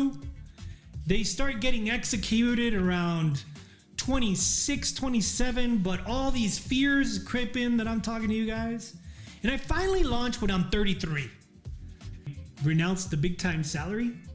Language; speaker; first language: English; native; English